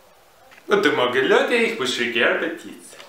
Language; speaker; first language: German; non-native, learner; Russian